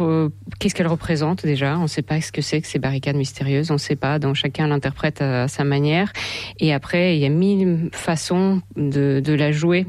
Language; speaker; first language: French; non-native, fluent; Russian